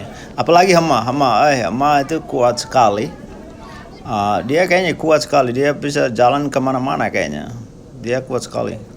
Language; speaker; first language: Indonesian; non-native, local second language; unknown